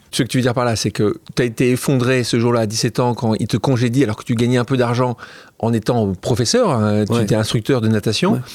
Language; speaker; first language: French; native; French